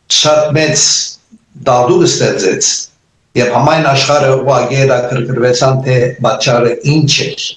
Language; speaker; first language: Armenian; early bilingual, heritage; Armenian